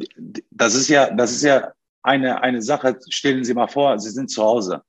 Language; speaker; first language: German; non-native, learner; Turkish